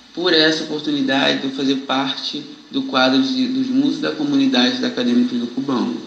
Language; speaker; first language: Portuguese; native; Portuguese